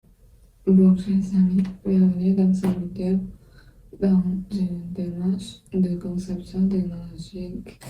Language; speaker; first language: French; non-native, learner; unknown